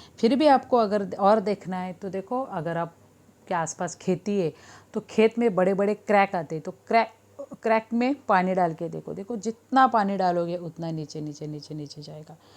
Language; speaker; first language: Hindi; non-native, local second language; Marathi